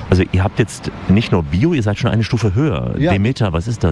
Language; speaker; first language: German; native; German